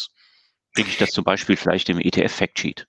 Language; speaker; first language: German; native; German